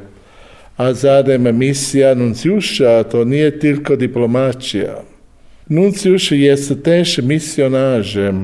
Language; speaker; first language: Polish; non-native, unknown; Italian